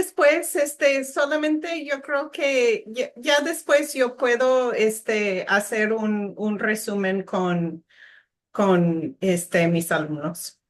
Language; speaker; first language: Spanish; non-native, fluent; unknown